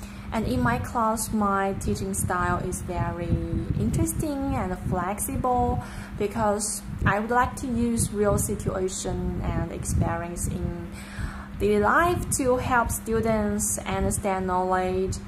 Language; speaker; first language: English; non-native, fluent; Chinese